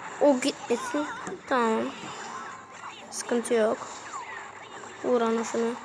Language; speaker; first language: Turkish; native; Turkish